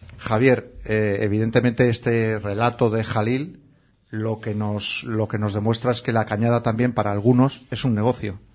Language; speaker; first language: Spanish; native; Spanish